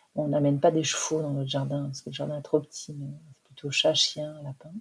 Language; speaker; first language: French; native; French